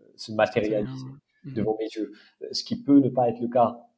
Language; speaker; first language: French; non-native, local second language; Arabic